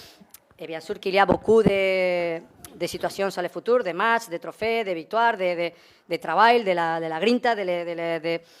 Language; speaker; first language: French; non-native, learner; Spanish